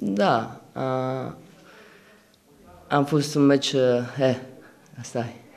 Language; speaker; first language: Romanian; non-native, learner; Italian